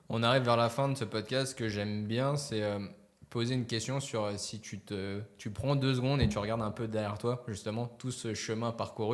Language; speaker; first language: French; native; French